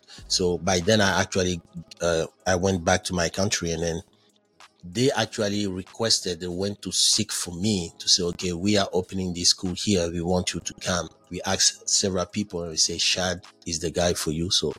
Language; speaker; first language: English; non-native, fluent; French